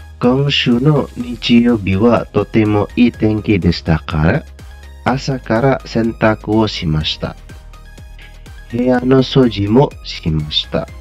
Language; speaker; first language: Japanese; non-native, fluent; Indonesian